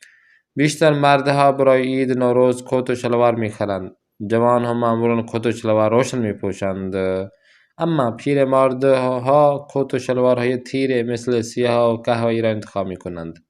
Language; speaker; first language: Persian; non-native, fluent; Urdu